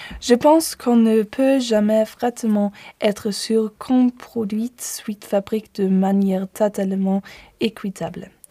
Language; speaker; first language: French; non-native, learner; German